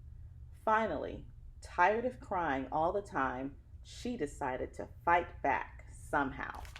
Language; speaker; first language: English; native; English